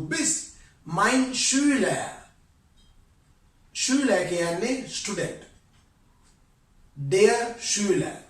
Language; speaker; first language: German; non-native, fluent; Sinhala